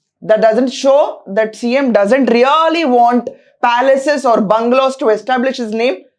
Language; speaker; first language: English; non-native, local second language; Telugu